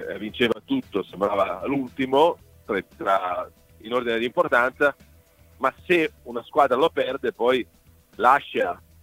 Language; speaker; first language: Italian; native; Italian